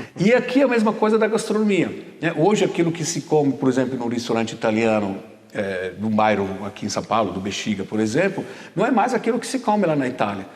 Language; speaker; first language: Portuguese; non-native, fluent; Italian